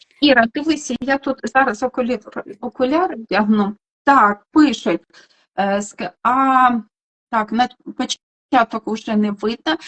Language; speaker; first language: Ukrainian; non-native, local second language; Russian